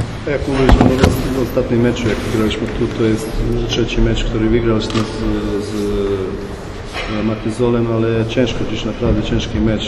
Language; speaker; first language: Polish; non-native, fluent; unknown